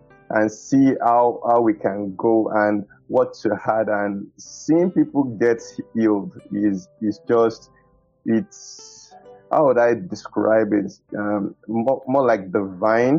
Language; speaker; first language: English; non-native, local second language; Yoruba